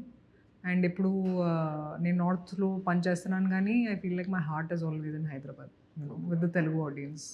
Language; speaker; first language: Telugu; non-native, local second language; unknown